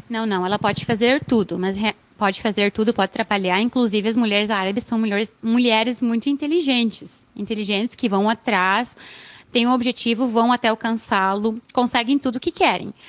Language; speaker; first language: Portuguese; non-native, fluent; Arabic